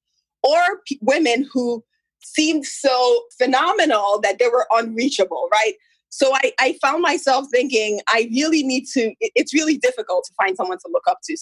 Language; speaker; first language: English; non-native, local second language; Igbo